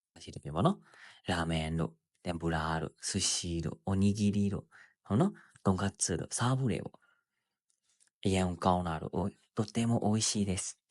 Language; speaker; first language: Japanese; non-native, fluent; Burmese